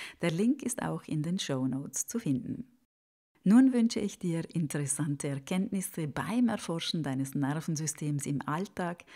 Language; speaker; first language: German; native; German